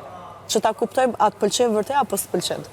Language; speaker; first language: Albanian; native; Albanian